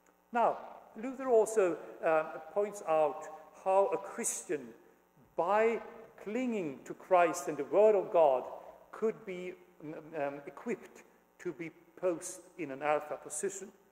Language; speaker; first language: English; non-native, fluent; Swedish